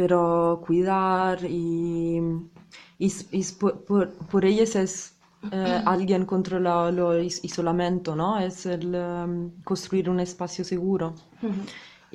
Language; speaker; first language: Spanish; non-native, learner; Italian